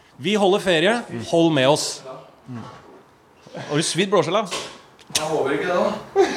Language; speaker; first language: Norwegian; native; Norwegian